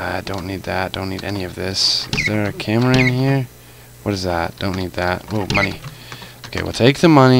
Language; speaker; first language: English; native; English